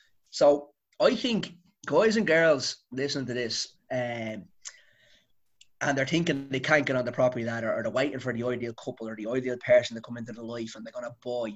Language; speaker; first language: English; native; English